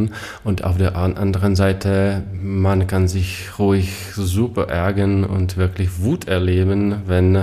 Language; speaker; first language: German; non-native, fluent; Czech